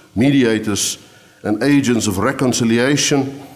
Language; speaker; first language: English; non-native, local second language; Afrikaans